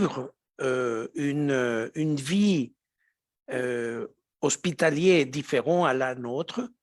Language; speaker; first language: French; non-native, fluent; Spanish